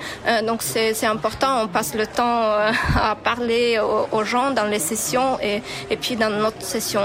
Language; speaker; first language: French; non-native, fluent; Ukrainian